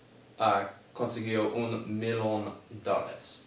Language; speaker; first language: Spanish; non-native, learner; English